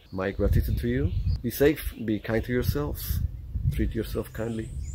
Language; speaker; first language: English; non-native, fluent; Spanish